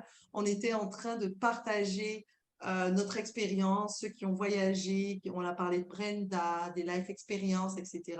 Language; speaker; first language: French; native; French